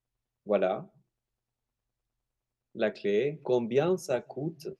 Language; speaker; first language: French; non-native, fluent; Spanish